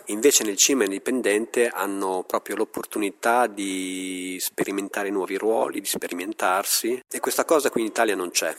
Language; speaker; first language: Italian; native; Italian